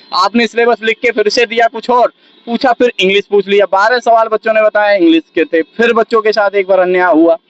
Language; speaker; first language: Hindi; native; Hindi